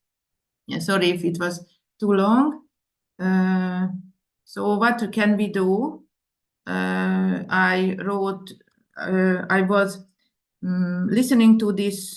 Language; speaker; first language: English; non-native, fluent; Indonesian